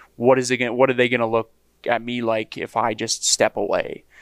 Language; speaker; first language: English; native; English